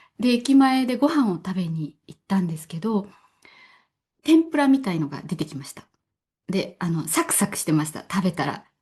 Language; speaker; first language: Japanese; native; Japanese